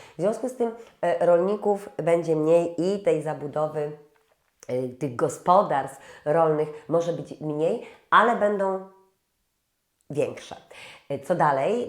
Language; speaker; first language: Polish; native; Polish